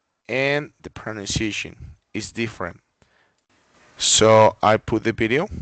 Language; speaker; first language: English; non-native, fluent; Spanish